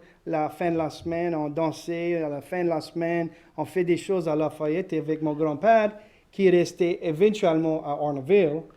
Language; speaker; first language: French; non-native, local second language; English